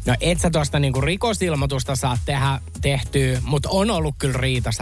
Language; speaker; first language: Finnish; native; Finnish